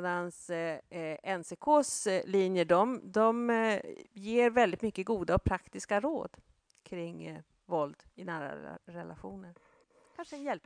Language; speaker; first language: Swedish; native; Swedish